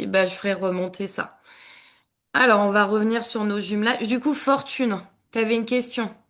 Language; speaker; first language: French; native; French